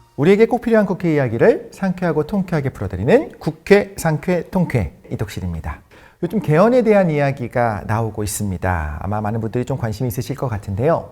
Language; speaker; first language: Korean; native; Korean